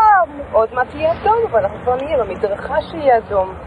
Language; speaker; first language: Hebrew; native; Hebrew